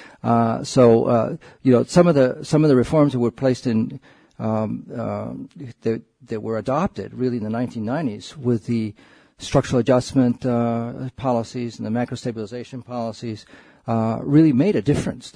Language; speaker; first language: English; native; English